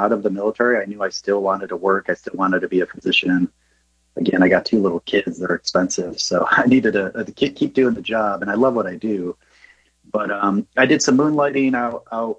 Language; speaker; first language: English; native; English